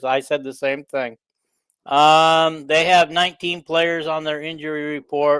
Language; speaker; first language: English; native; English